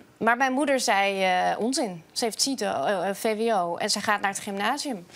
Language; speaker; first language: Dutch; early bilingual, other home language; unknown